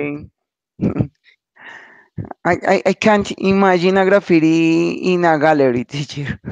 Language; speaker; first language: English; non-native, learner; Spanish